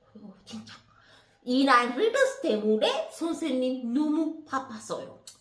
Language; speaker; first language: Korean; non-native, fluent; Sinhala